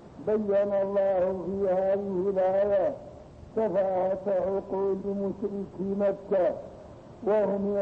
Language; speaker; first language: Arabic; native; Arabic